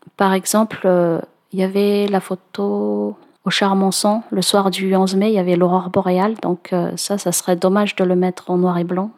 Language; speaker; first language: French; non-native, local second language; Malagasy